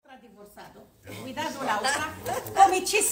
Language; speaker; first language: Italian; non-native, learner; Arabic